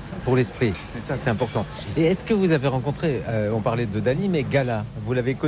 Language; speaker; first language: French; native; French